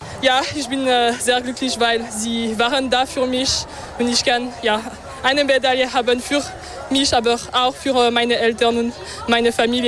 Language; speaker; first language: German; non-native, local second language; French